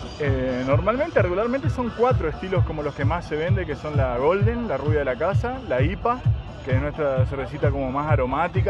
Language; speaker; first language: Spanish; native; Spanish